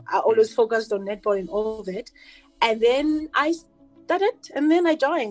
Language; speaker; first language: English; non-native, local second language; Xhosa